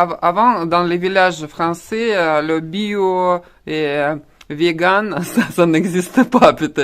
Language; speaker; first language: French; non-native, fluent; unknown